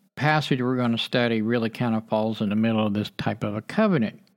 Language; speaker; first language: English; native; English